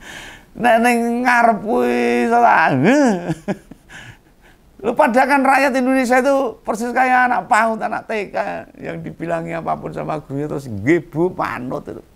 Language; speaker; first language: Indonesian; native; Indonesian